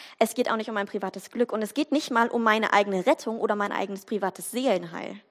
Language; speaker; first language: German; native; German